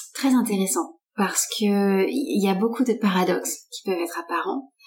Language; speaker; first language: French; native; French